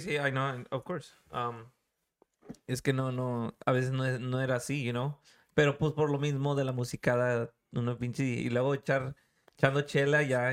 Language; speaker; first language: Spanish; early bilingual, other home language; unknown